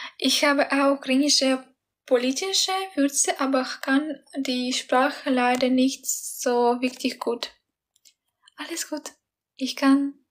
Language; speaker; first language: German; non-native, learner; Ukrainian